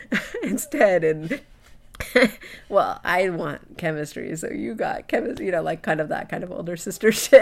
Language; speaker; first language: English; native; English